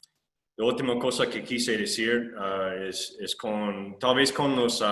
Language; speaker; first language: Spanish; non-native, fluent; English